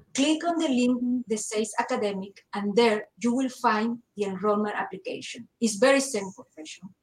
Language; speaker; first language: English; non-native, learner; Spanish